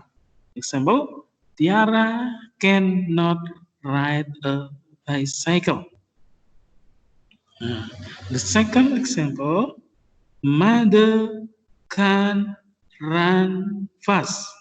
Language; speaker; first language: English; non-native, fluent; Indonesian